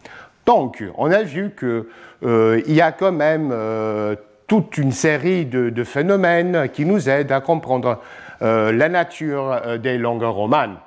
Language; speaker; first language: French; non-native, fluent; English